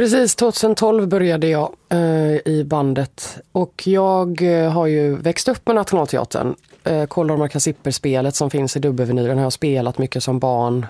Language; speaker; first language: Swedish; native; Swedish